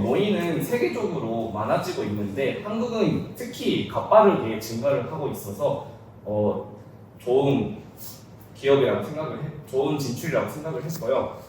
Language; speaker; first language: Korean; non-native, fluent; Japanese